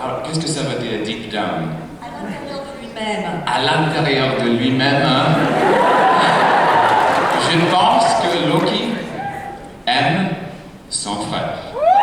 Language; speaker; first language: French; non-native, learner; English